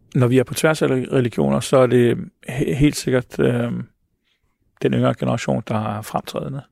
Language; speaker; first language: Danish; early bilingual, other home language; Arabic